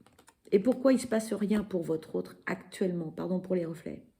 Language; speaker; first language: French; native; French